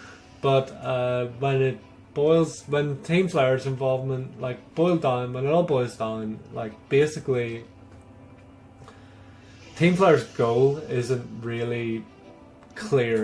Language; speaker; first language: English; native; English